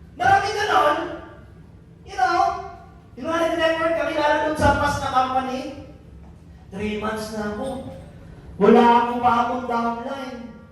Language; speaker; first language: Filipino; non-native, local second language; Bikol